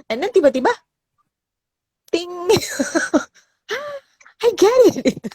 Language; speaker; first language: English; non-native, local second language; Indonesian